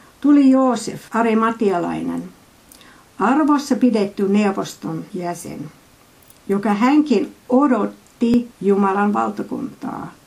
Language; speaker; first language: Finnish; non-native, fluent; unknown